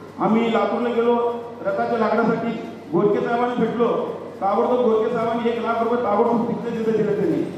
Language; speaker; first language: Marathi; non-native, local second language; Telugu